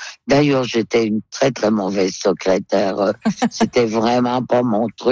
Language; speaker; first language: French; non-native, local second language; Innu-aimun